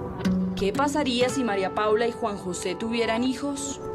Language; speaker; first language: Spanish; native; Spanish